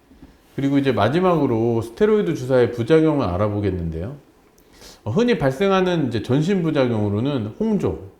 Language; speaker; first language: Korean; native; Korean